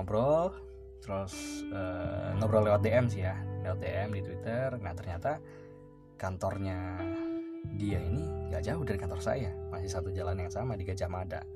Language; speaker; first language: Indonesian; native; Indonesian